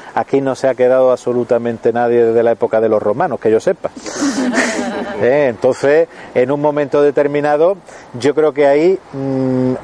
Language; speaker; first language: Spanish; native; Spanish